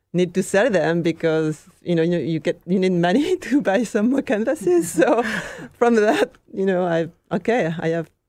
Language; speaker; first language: English; non-native, fluent; French